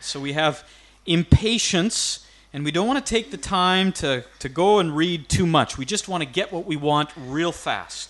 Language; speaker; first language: English; native; English